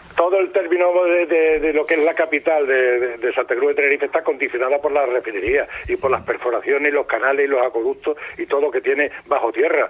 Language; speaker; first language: Spanish; native; Spanish